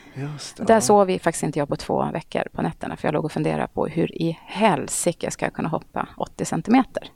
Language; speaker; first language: Swedish; native; Swedish